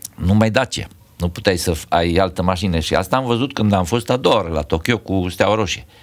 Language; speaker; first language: Romanian; native; Romanian